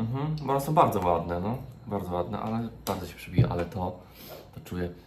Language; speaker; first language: Polish; native; Polish